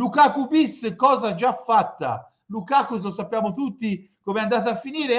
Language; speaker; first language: Italian; native; Italian